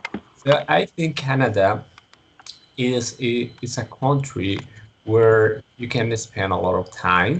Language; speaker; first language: English; non-native, learner; Spanish